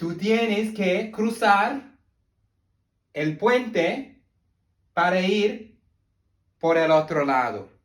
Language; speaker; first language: Spanish; non-native, learner; English